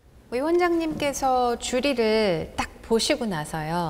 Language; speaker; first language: Korean; native; Korean